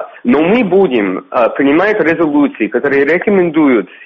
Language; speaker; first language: Russian; non-native, fluent; English